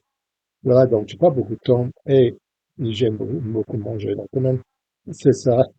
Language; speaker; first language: French; non-native, fluent; English